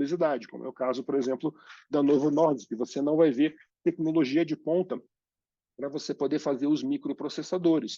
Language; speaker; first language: Portuguese; native; Portuguese